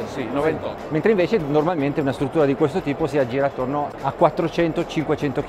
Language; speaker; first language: Italian; native; Italian